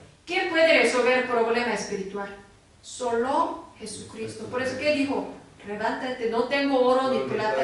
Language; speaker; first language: Spanish; non-native, learner; Korean